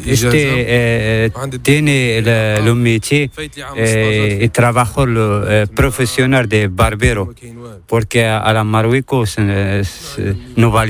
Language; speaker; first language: Spanish; non-native, learner; Arabic